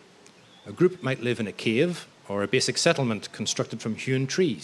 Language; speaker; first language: English; native; English